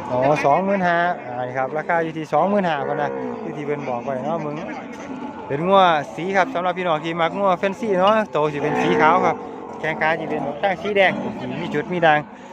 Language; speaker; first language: Thai; native; Thai